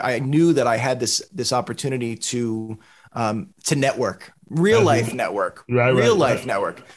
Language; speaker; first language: English; native; English